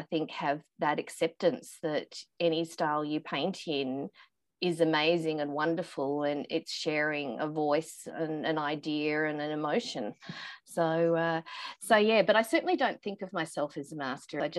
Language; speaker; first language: English; native; English